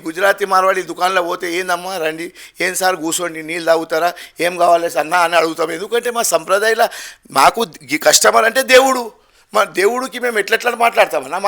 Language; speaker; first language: Telugu; non-native, local second language; Gujarati